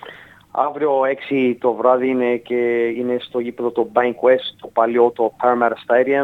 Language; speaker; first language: Greek; early bilingual, heritage; Greek